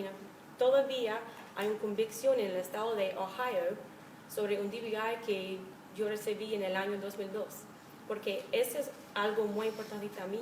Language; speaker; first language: Spanish; non-native, fluent; English